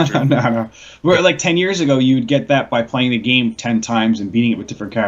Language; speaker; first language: English; native; English